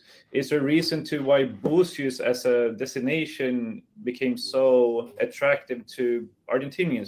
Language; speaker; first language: English; non-native, fluent; Swedish